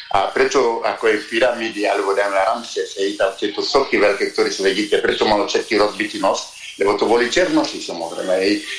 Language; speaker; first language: Slovak; non-native, fluent; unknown